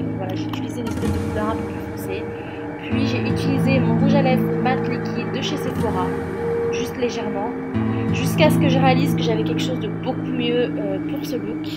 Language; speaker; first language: French; native; French